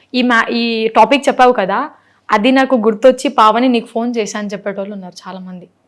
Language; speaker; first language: Telugu; non-native, local second language; Lambadi